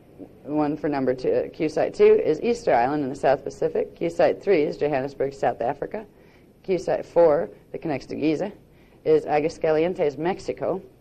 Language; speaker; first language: English; native; English